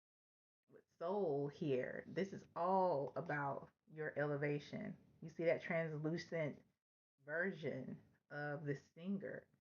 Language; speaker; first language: English; native; English